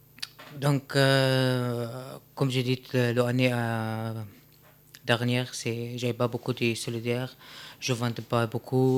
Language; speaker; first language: French; non-native, learner; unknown